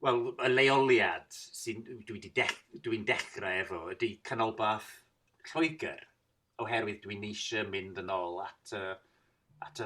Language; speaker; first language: Welsh; non-native, fluent; English